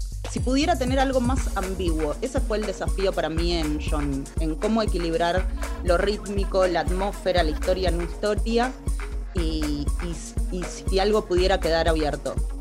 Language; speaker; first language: Spanish; native; Spanish